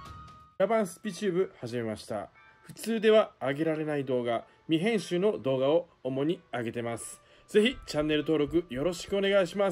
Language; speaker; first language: Japanese; native; Japanese